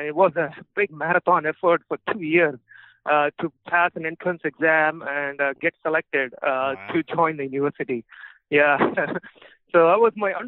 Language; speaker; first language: English; non-native, local second language; Telugu